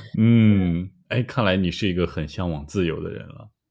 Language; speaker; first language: Chinese; native; Chinese